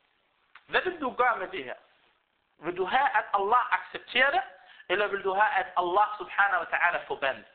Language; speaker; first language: Danish; early bilingual, other home language; Arabic